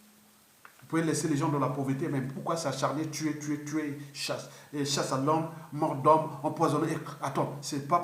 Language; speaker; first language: French; non-native, local second language; Lingala